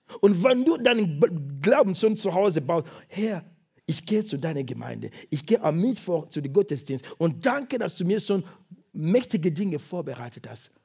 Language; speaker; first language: German; non-native, fluent; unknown